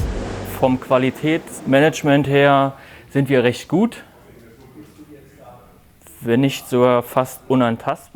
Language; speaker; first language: German; native; German